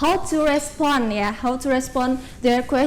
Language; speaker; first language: English; non-native, learner; Indonesian